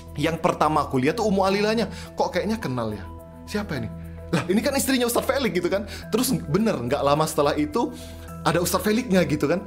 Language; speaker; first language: Indonesian; native; Indonesian